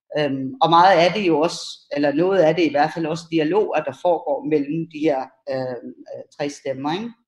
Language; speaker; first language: Danish; early bilingual, other home language; Persian